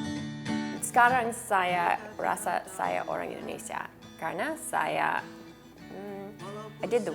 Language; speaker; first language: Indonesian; early bilingual, heritage; English